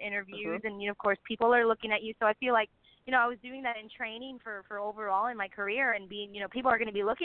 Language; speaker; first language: English; native; English